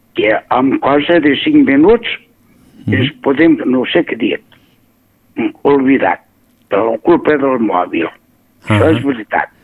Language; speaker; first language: Catalan; native; Catalan